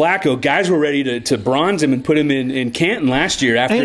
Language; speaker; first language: English; native; English